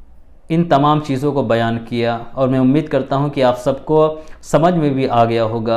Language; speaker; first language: Urdu; native; Urdu